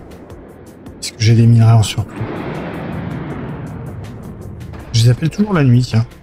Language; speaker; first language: French; native; French